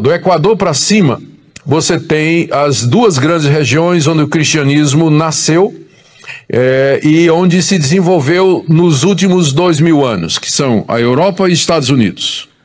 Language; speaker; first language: Portuguese; native; Portuguese